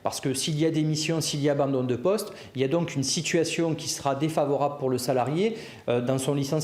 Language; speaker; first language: French; native; French